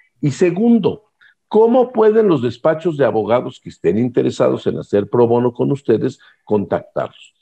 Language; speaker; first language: Spanish; native; Spanish